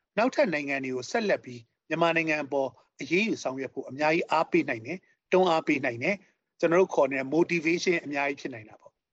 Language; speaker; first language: Burmese; native; Burmese